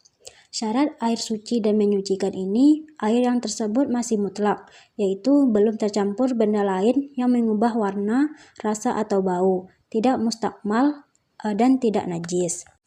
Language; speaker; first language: Indonesian; native; Indonesian